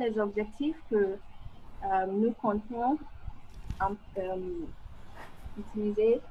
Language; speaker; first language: French; non-native, fluent; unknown